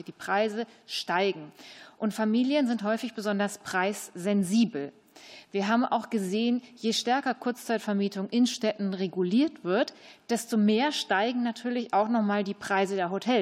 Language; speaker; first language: German; native; German